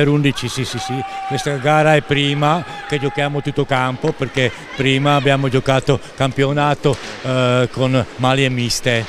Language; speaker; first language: Italian; non-native, fluent; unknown